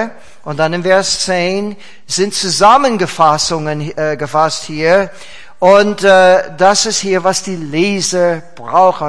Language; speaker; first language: German; non-native, fluent; English